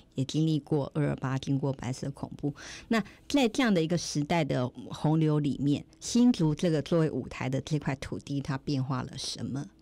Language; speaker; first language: Chinese; native; Chinese